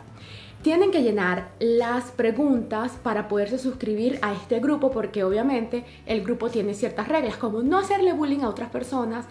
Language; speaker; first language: Spanish; native; Spanish